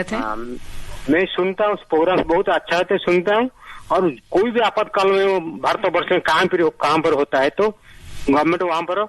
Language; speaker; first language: Hindi; non-native, local second language; Odia